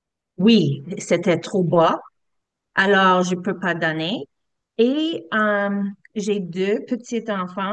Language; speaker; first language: French; non-native, learner; English